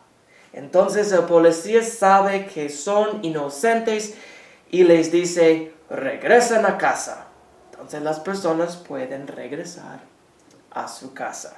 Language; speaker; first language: Spanish; non-native, fluent; English